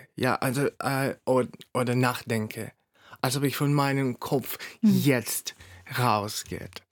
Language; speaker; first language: German; non-native, fluent; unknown